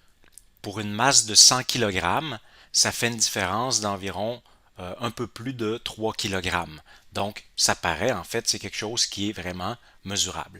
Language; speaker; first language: French; native; French